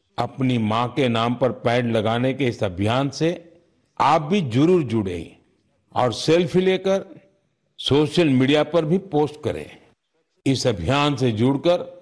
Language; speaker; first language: Hindi; non-native, local second language; Gujarati